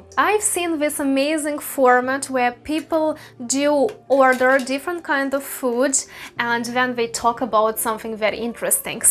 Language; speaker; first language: English; non-native, fluent; Russian